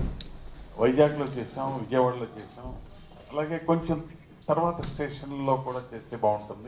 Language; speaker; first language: Telugu; native; Telugu